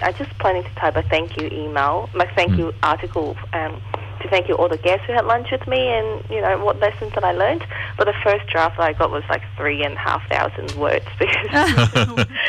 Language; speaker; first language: English; non-native, local second language; Cantonese